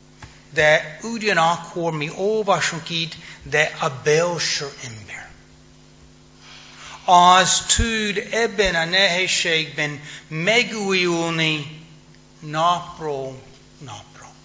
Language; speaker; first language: Hungarian; non-native, fluent; English